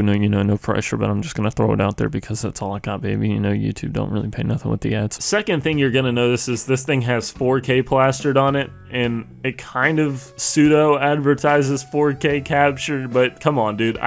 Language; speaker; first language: English; native; English